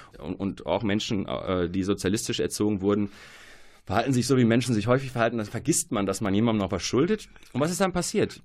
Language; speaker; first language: German; early bilingual, other home language; Arabic